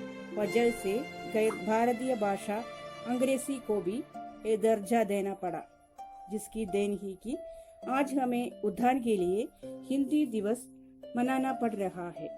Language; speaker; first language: Hindi; non-native, local second language; Malayalam